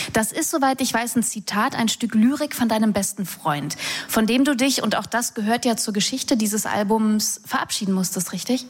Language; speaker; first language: German; native; German